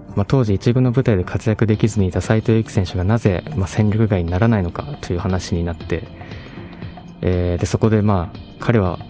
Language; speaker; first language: Japanese; native; Japanese